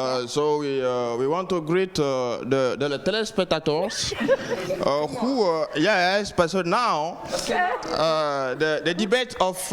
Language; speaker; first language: English; non-native, learner; French